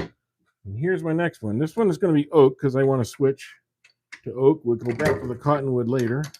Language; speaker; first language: English; native; English